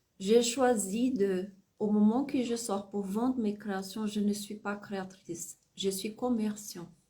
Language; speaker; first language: French; non-native, fluent; Portuguese